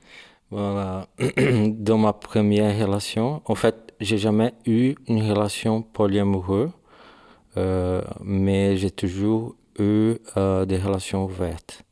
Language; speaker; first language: French; non-native, learner; Portuguese